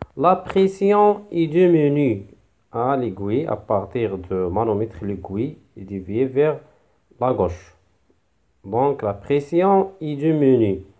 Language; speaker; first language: French; non-native, local second language; Arabic